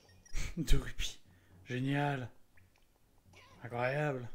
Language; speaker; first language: French; native; French